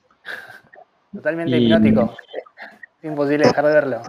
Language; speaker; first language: Spanish; native; Spanish